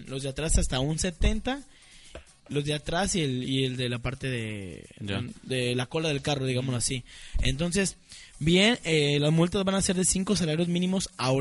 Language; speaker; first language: Spanish; native; Spanish